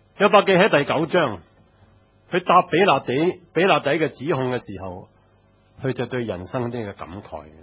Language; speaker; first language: Chinese; non-native, local second language; Cantonese